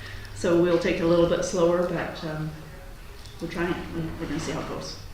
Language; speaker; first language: English; native; English